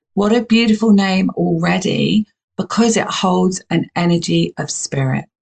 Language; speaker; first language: English; native; English